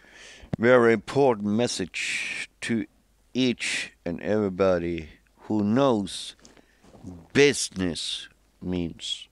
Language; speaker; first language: English; non-native, fluent; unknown